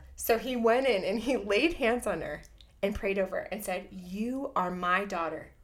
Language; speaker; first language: English; native; English